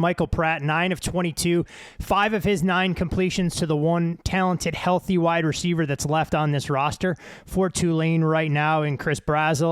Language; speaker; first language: English; native; English